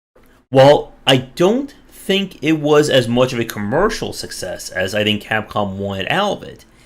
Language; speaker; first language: English; native; English